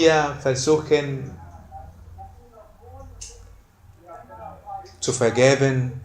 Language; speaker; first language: German; non-native, fluent; Spanish